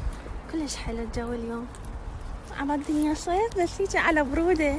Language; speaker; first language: Arabic; native; Arabic